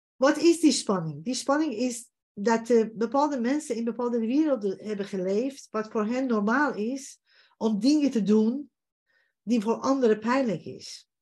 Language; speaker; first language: Dutch; non-native, fluent; Persian